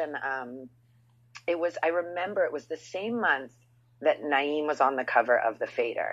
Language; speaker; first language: English; native; English